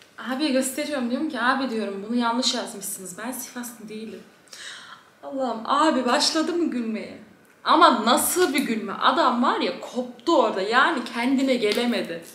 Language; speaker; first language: Turkish; early bilingual, heritage; Turkish